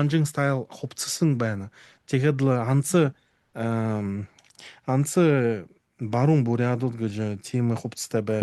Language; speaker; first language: Mongolian; non-native, learner; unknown